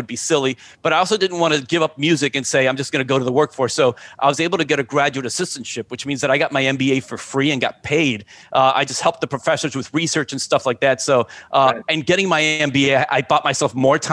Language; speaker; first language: English; native; English